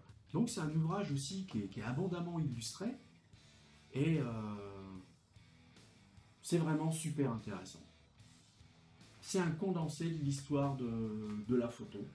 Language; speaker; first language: French; native; French